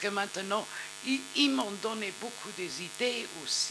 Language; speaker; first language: French; non-native, learner; German